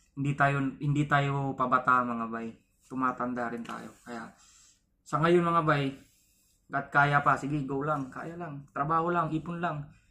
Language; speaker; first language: Filipino; non-native, local second language; Cebuano